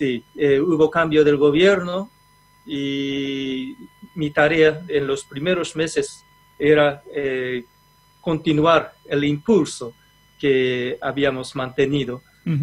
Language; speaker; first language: Spanish; non-native, fluent; Japanese